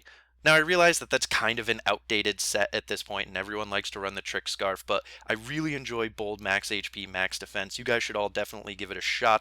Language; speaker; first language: English; native; English